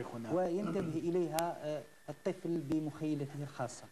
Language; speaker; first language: Arabic; native; Arabic